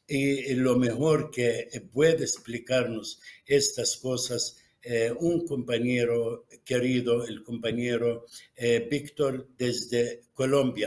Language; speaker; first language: Spanish; non-native, fluent; Arabic